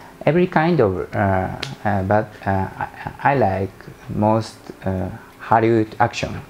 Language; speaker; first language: English; non-native, learner; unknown